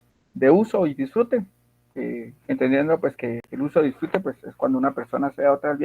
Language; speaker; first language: Spanish; native; Spanish